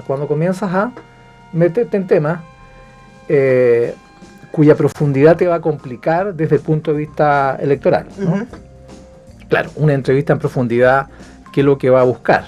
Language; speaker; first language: Spanish; native; Spanish